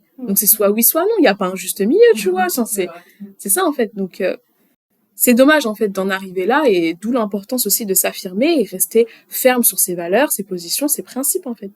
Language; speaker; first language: French; native; French